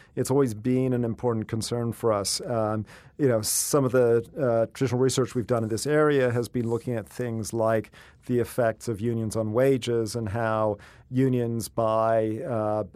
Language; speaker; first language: English; native; English